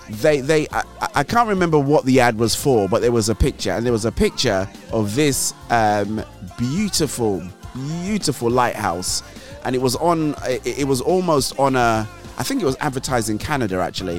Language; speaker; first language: English; non-native, local second language; Yoruba